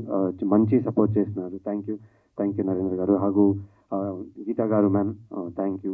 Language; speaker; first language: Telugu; non-native, learner; Kannada